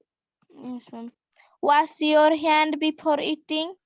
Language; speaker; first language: English; non-native, learner; Odia